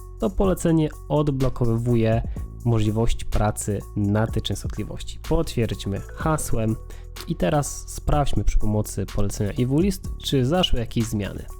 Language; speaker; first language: Polish; native; Polish